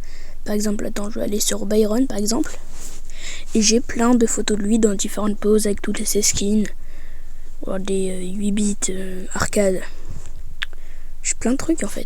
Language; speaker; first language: French; native; French